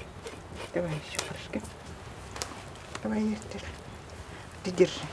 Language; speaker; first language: Russian; native; Russian